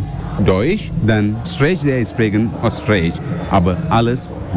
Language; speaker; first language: German; non-native, learner; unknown